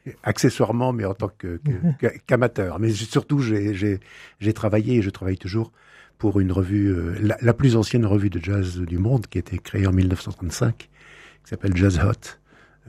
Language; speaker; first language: French; native; French